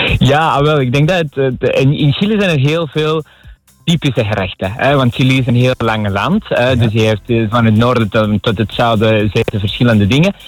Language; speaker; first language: Dutch; early bilingual, other home language; Spanish